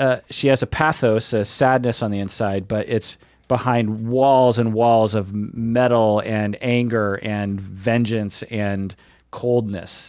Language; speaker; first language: English; native; English